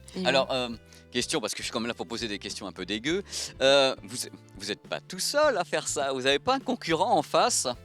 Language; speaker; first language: French; native; French